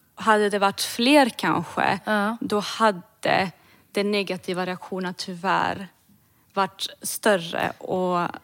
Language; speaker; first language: Swedish; early bilingual, other home language; Serbian